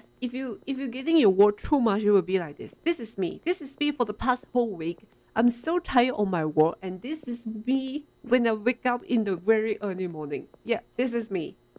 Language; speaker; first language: English; non-native, local second language; Chinese